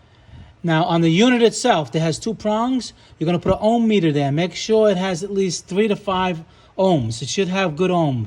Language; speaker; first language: English; native; English